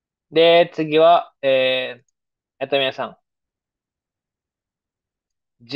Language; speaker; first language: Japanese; non-native, fluent; Filipino